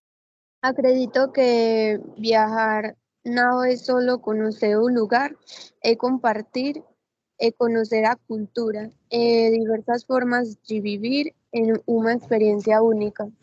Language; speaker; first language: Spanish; non-native, learner; Portuguese